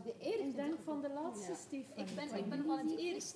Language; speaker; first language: Dutch; non-native, learner; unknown